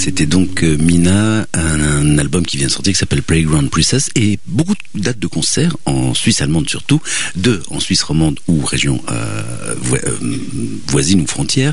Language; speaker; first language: French; native; French